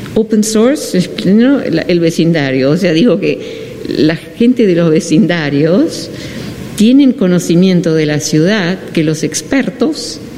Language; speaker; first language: Spanish; non-native, fluent; Dutch